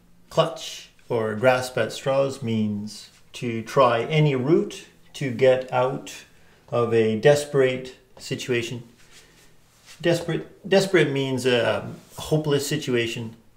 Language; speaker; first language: English; native; English